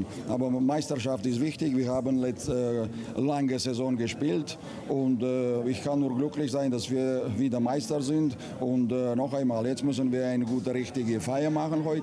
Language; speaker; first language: German; non-native, learner; Russian